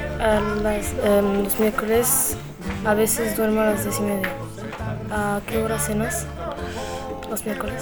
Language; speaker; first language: Spanish; non-native, learner; French